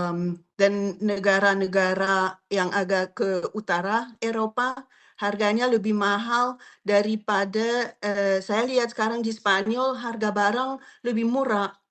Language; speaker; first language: Indonesian; non-native, fluent; French